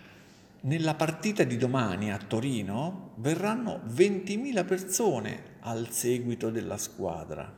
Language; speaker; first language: Italian; native; Italian